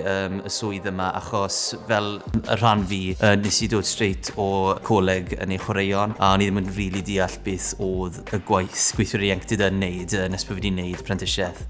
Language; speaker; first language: Welsh; native; Welsh